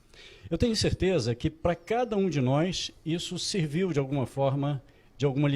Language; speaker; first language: Portuguese; native; Portuguese